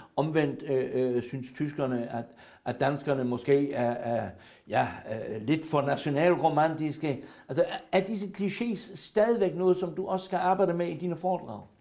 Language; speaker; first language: Danish; non-native, local second language; German